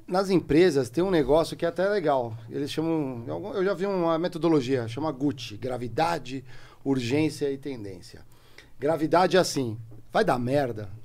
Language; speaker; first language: Portuguese; native; Portuguese